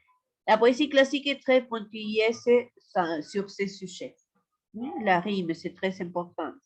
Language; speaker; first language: French; non-native, fluent; Spanish